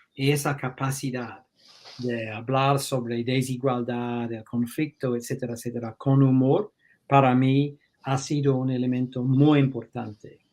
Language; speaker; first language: Spanish; non-native, fluent; English